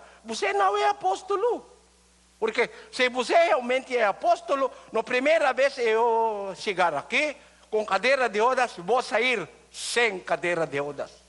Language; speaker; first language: Portuguese; non-native, learner; Filipino